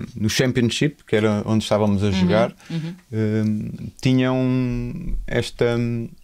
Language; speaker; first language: Portuguese; native; Portuguese